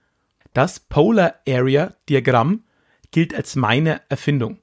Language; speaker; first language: German; native; German